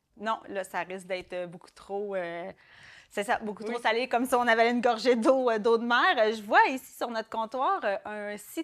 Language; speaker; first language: French; native; French